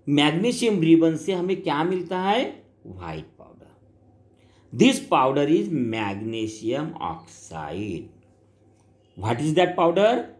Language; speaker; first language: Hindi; non-native, local second language; Marathi